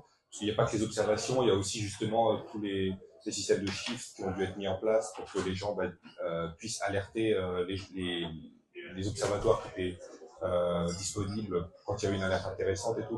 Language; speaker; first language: French; native; French